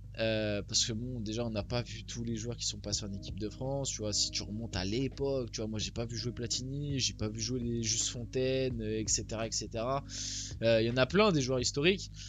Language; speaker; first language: French; early bilingual, other home language; Portuguese